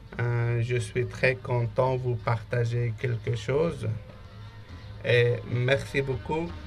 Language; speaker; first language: French; non-native, learner; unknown